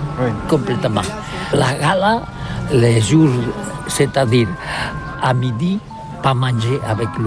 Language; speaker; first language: French; non-native, learner; Catalan